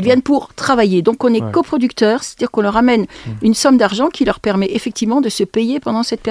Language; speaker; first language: French; native; French